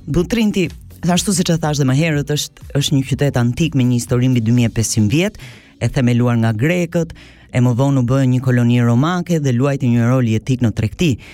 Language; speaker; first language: Albanian; early bilingual, heritage; Albanian